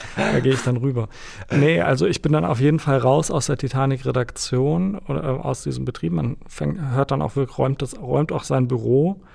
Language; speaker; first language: German; native; German